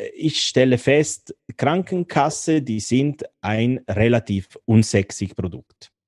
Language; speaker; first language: German; non-native, fluent; Italian